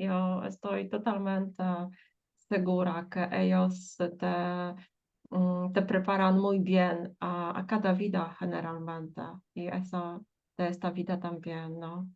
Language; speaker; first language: Spanish; non-native, fluent; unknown